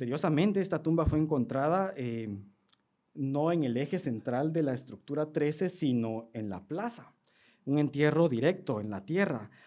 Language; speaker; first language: Spanish; native; Spanish